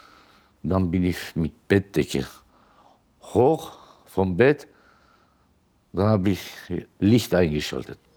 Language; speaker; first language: German; non-native, fluent; Turkish